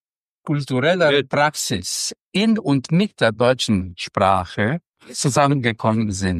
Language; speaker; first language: German; non-native, fluent; Romanian